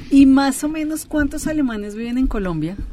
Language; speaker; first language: Spanish; native; Spanish